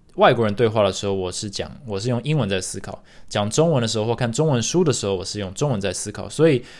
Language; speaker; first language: Chinese; early bilingual, other home language; English